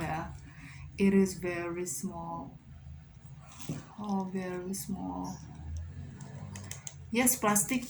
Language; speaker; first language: English; non-native, learner; Indonesian